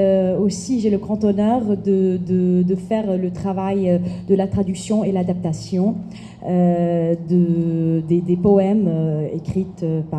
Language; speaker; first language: French; non-native, fluent; Arabic